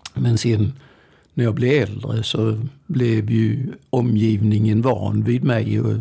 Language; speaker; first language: Swedish; early bilingual, other home language; German